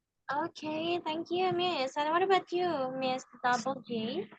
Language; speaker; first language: English; non-native, learner; Indonesian